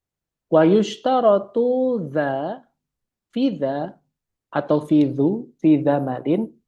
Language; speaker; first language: Arabic; non-native, fluent; Indonesian